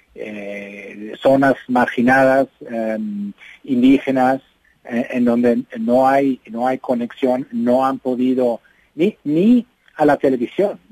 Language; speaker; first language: Spanish; non-native, fluent; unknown